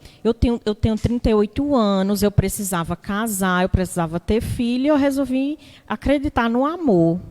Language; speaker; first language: Portuguese; native; Portuguese